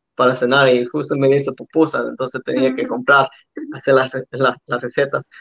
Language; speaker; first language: Spanish; early bilingual, other home language; English